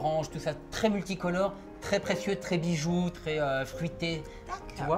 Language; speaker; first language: French; native; French